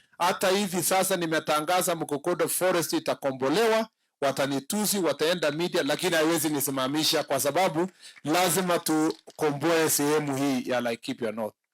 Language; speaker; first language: Swahili; non-native, local second language; Kalenjin